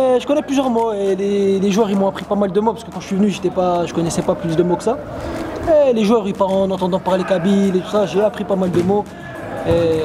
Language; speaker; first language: French; native; French